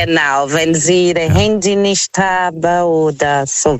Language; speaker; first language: German; non-native, learner; Portuguese